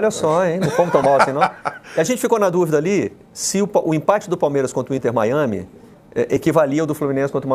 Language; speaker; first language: Portuguese; native; Portuguese